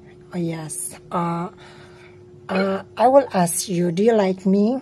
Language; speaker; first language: English; non-native, learner; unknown